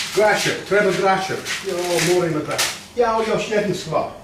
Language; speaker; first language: Bosnian; non-native, learner; English